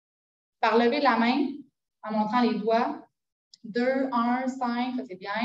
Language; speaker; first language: French; native; French